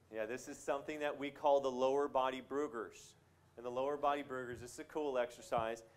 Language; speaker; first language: English; native; English